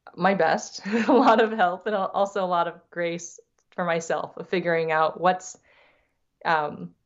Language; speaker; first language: English; early bilingual, other home language; Thai